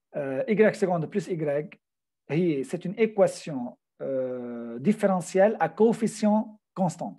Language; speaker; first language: French; non-native, local second language; Arabic